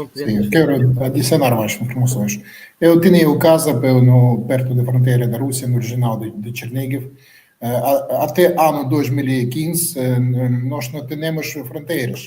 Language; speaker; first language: Portuguese; non-native, learner; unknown